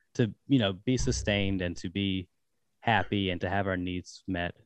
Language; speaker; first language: English; native; English